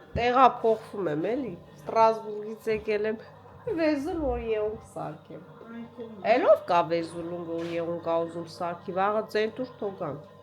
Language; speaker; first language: Armenian; native; Armenian